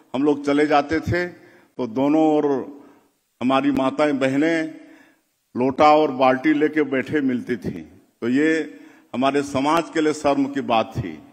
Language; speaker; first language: Hindi; native; Hindi